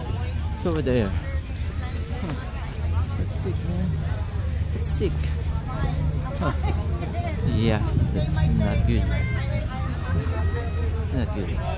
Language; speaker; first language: English; non-native, local second language; Filipino